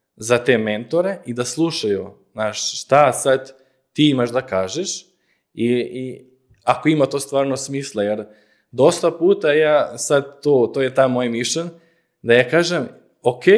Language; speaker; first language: Serbian; non-native, fluent; Slovenian